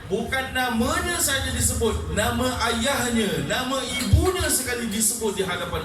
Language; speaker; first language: Malay; native; Malay